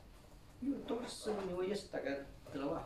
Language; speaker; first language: Russian; non-native, learner; Chinese